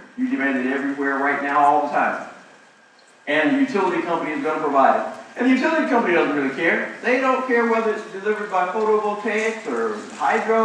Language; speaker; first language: English; native; English